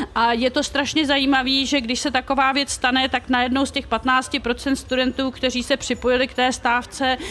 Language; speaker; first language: Czech; native; Czech